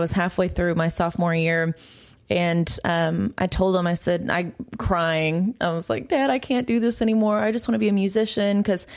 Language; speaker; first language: English; native; English